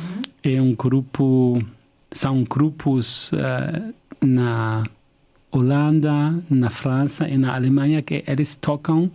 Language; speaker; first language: Portuguese; non-native, fluent; German